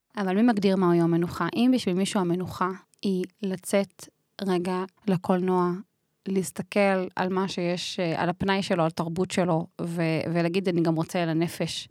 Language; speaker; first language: Hebrew; native; Hebrew